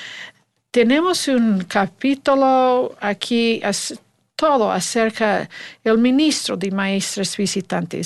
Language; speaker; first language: Spanish; non-native, learner; English